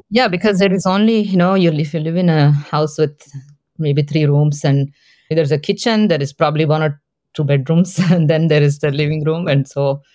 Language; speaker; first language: English; non-native, local second language; Telugu